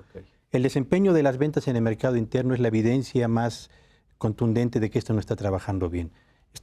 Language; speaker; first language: Spanish; native; Spanish